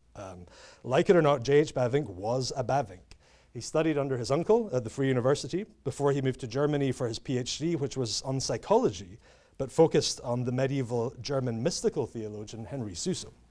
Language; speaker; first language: English; native; English